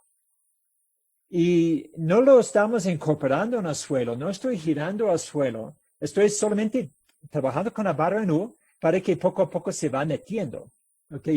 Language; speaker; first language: Spanish; non-native, fluent; English